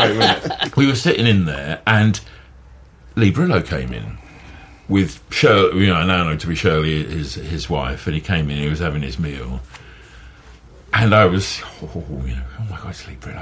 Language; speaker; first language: English; native; English